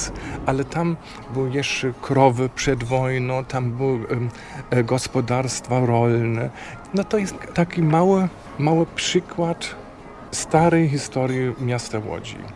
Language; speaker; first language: Polish; non-native, fluent; German